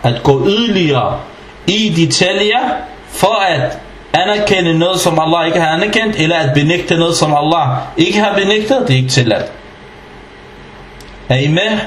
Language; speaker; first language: Danish; early bilingual, other home language; Arabic